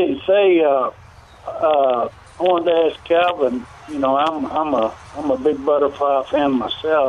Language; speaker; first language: English; native; English